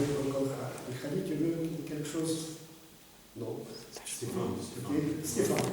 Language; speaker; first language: French; non-native, fluent; Russian